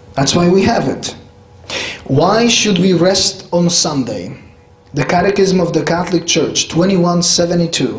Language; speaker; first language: English; non-native, fluent; Polish